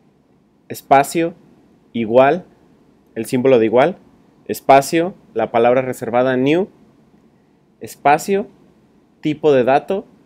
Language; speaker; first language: Spanish; native; Spanish